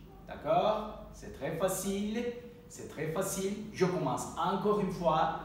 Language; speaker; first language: French; non-native, fluent; Turkish